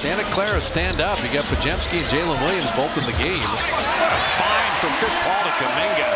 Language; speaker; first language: English; native; English